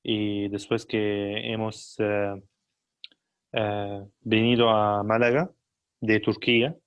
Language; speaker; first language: Spanish; non-native, learner; Arabic